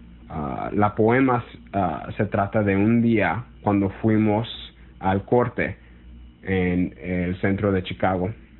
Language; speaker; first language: Spanish; early bilingual, heritage; Spanish